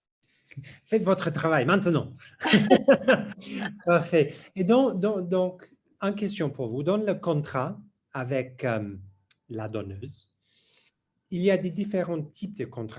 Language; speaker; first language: French; non-native, learner; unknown